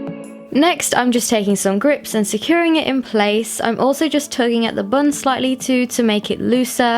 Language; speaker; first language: English; native; English